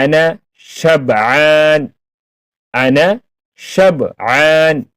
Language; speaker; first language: Arabic; non-native, fluent; Pashto